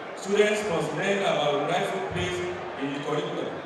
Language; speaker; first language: English; non-native, local second language; Yoruba